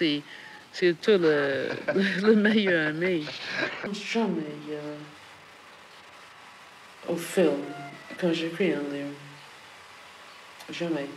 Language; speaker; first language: French; non-native, fluent; English